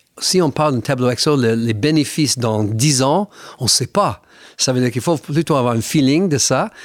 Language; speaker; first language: French; non-native, fluent; English